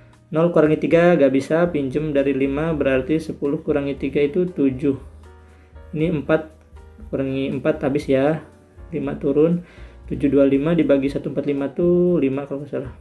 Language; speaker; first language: Indonesian; native; Indonesian